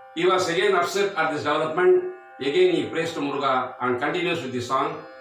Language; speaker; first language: English; non-native, local second language; Tamil